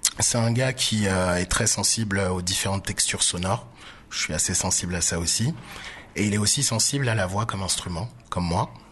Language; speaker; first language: French; early bilingual, other home language; Baoulé